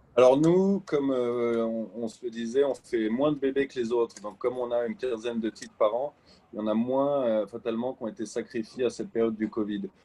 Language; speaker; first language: French; native; French